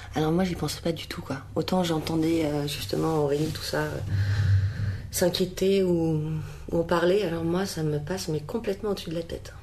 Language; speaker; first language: French; native; French